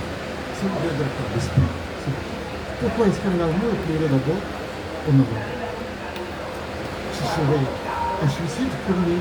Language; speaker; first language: French; non-native, local second language; Arabic